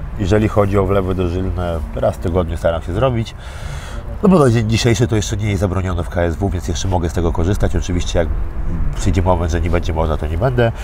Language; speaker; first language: Polish; early bilingual, other home language; Armenian